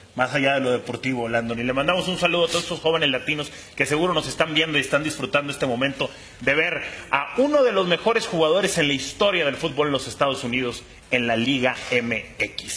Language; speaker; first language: Spanish; native; Spanish